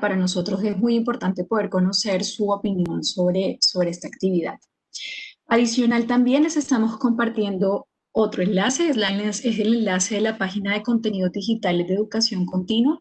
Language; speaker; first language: Spanish; native; Spanish